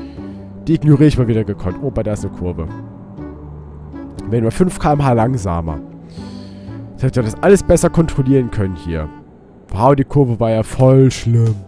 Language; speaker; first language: German; native; German